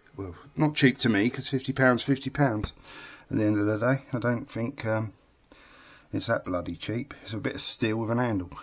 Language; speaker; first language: English; native; English